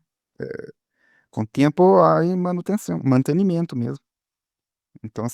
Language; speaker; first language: Spanish; non-native, learner; Portuguese